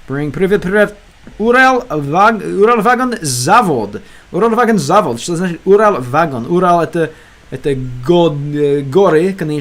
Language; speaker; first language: Russian; non-native, learner; English